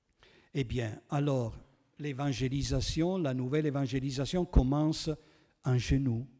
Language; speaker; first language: French; non-native, fluent; Italian